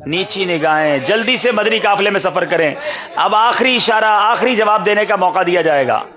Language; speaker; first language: Urdu; native; Urdu